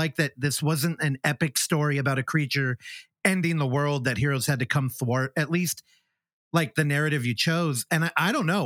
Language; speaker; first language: English; native; English